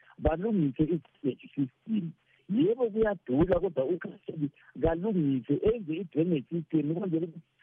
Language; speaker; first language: Zulu; non-native, local second language; Shona